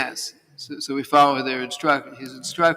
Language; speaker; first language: English; native; English